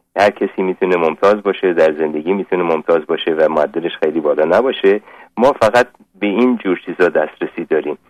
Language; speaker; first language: Persian; native; Persian